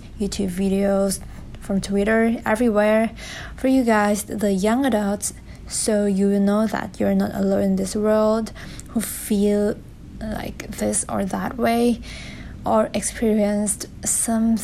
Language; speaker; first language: English; non-native, fluent; Thai